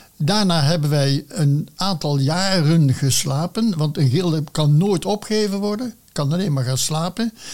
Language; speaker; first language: Dutch; native; Dutch